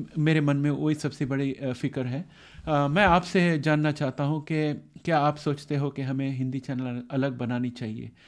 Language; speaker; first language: Hindi; non-native, local second language; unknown